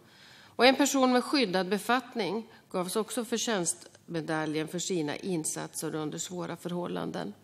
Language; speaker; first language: Swedish; native; Swedish